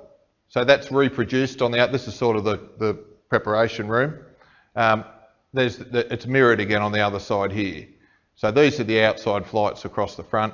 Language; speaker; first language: English; native; English